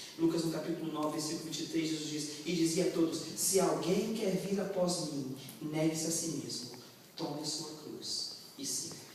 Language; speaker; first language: Portuguese; native; Portuguese